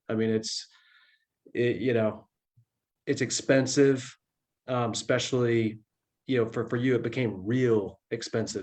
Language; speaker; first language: English; native; English